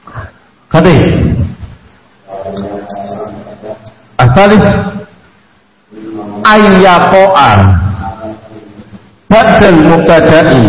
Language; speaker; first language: Arabic; non-native, learner; Indonesian